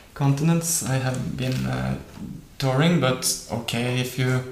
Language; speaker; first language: English; non-native, fluent; Norwegian